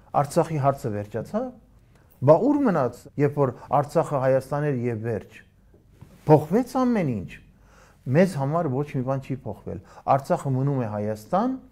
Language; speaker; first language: Armenian; early bilingual, heritage; Armenian